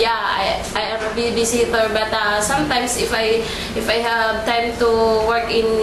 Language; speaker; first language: English; non-native, learner; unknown